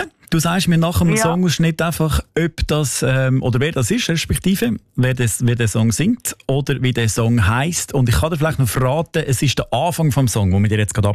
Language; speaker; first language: German; native; German